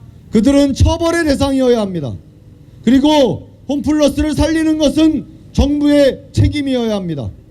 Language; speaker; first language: Korean; native; Korean